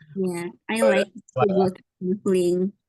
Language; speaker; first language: English; non-native, learner; Indonesian